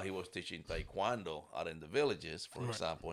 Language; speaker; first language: English; non-native, fluent; Spanish